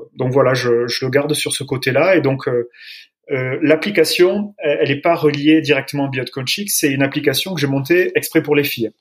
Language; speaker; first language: French; native; French